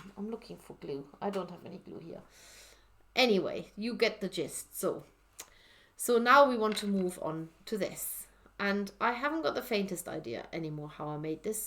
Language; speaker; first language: English; native; English